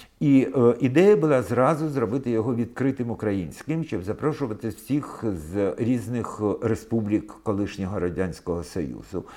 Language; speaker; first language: Ukrainian; non-native, local second language; Russian